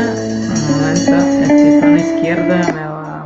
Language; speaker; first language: Spanish; non-native, fluent; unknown